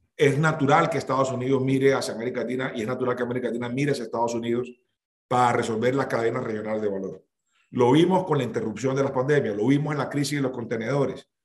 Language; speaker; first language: Spanish; native; Spanish